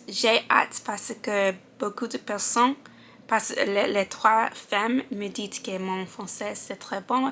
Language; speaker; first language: French; non-native, learner; English